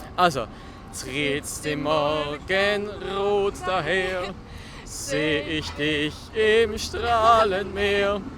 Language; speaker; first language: German; native; German